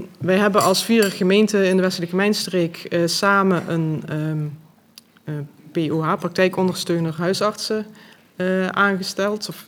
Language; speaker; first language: Dutch; native; Dutch